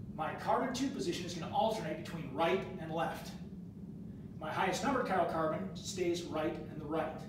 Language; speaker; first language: English; native; English